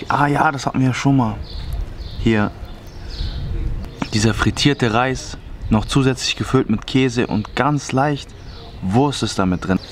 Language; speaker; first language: German; native; German